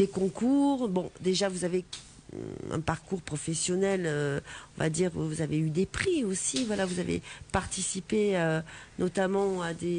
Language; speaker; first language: French; native; French